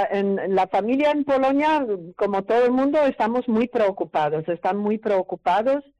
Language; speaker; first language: Spanish; non-native, fluent; Polish